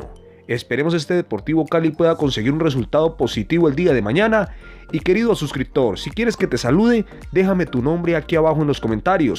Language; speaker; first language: Spanish; native; Spanish